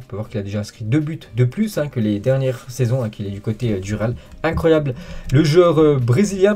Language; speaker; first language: French; native; French